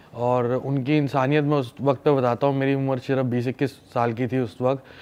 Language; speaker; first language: Hindi; native; Hindi